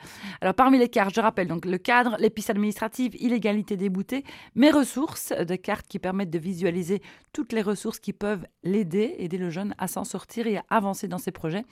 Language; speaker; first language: French; native; French